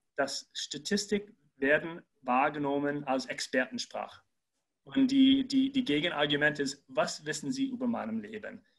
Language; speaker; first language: German; non-native, fluent; English